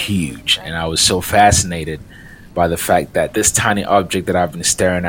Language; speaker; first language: English; non-native, local second language; Yoruba